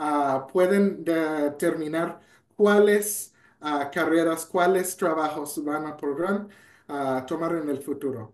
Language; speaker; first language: Spanish; non-native, fluent; English